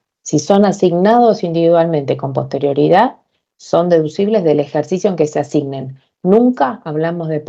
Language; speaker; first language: Spanish; native; Spanish